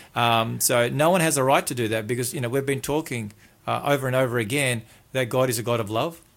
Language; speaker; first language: English; native; English